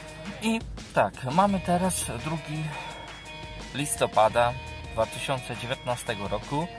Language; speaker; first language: Polish; native; Polish